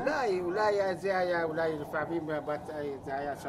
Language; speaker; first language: Hebrew; non-native, local second language; Armenian